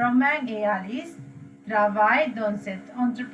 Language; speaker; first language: French; non-native, fluent; Sinhala